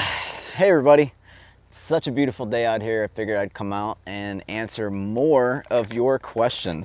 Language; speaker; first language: English; native; English